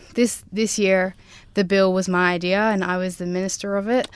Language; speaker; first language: English; native; English